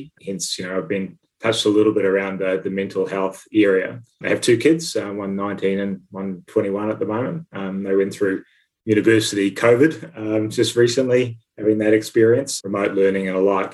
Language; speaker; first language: English; native; English